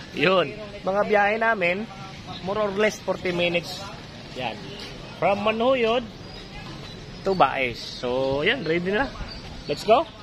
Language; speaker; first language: Filipino; non-native, local second language; Cebuano